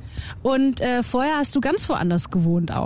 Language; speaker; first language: German; native; German